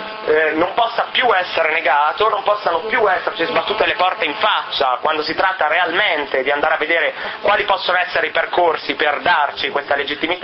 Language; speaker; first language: Italian; native; Italian